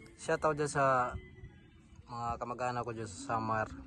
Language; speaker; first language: Filipino; native; Filipino